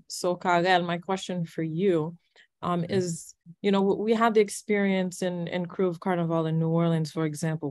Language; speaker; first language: English; early bilingual, other home language; Haitian Creole